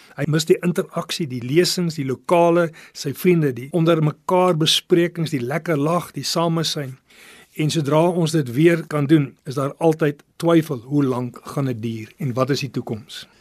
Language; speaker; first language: Afrikaans; early bilingual, other home language; English